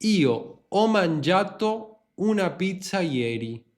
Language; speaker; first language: Italian; non-native, fluent; Spanish